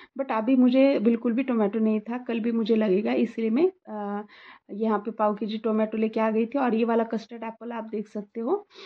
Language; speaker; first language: Hindi; non-native, local second language; Marathi